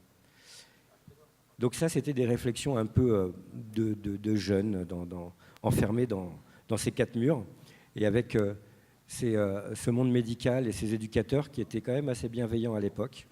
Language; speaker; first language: French; native; French